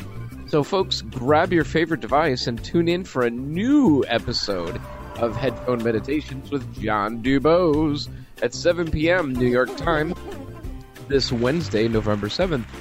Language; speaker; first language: English; native; English